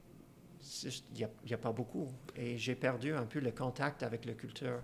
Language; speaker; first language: French; non-native, fluent; Persian